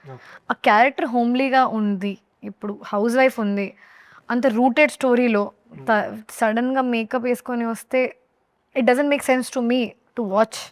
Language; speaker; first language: Telugu; non-native, learner; Hindi